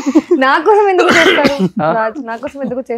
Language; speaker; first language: Telugu; non-native, fluent; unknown